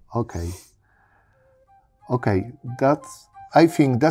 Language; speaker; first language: English; non-native, learner; Polish